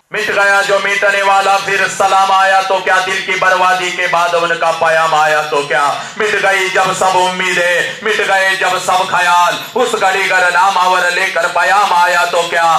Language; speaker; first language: Hindi; non-native, local second language; Marathi